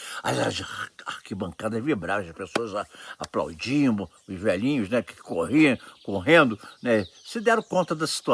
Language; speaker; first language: Portuguese; native; Portuguese